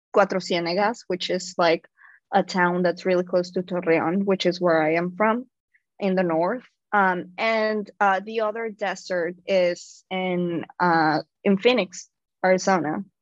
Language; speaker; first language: English; non-native, fluent; Spanish